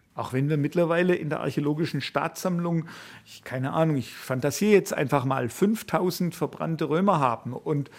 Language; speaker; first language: German; native; German